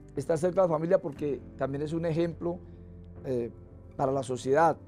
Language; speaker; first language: Spanish; native; Spanish